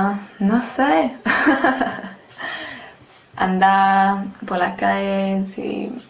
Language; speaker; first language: Spanish; non-native, learner; English